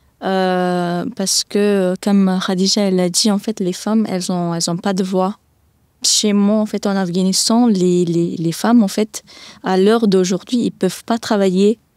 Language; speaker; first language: French; early bilingual, other home language; Persian